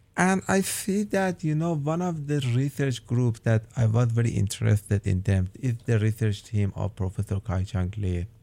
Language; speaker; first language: English; non-native, fluent; Persian